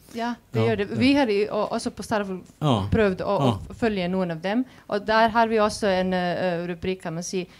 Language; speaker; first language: Swedish; non-native, fluent; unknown